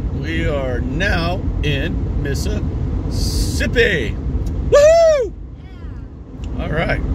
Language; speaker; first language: English; native; English